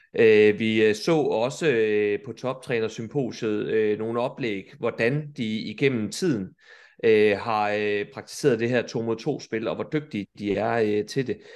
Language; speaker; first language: Danish; native; Danish